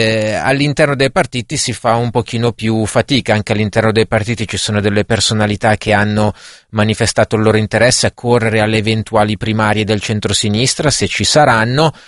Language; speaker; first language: Italian; native; Italian